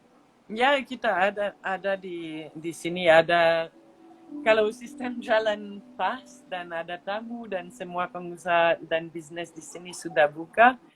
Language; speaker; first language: Indonesian; non-native, fluent; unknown